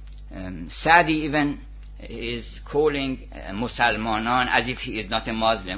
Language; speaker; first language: English; non-native, fluent; Persian